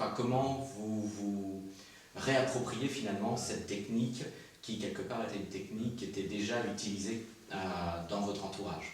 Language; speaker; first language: French; native; French